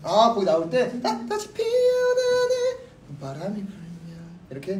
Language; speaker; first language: Korean; native; Korean